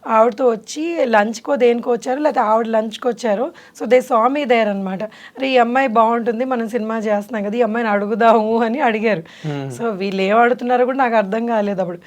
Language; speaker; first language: Telugu; native; Telugu